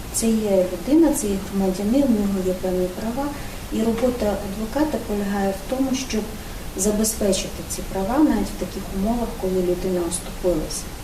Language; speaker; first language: Ukrainian; native; Ukrainian